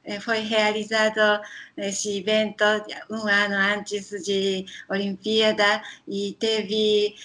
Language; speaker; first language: Portuguese; non-native, learner; Japanese